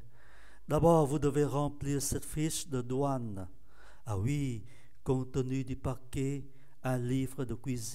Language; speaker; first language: French; non-native, fluent; Vietnamese